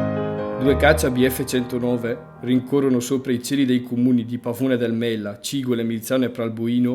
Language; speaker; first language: Italian; native; Italian